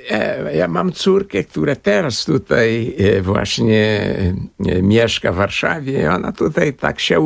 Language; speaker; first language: Polish; early bilingual, heritage; Portuguese